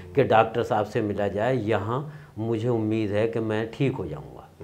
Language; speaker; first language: Hindi; native; Hindi